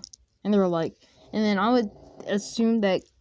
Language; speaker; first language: English; native; English